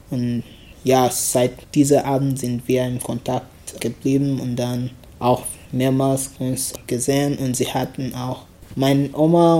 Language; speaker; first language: German; non-native, learner; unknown